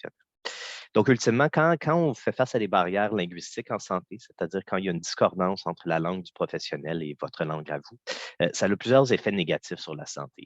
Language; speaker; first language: French; native; French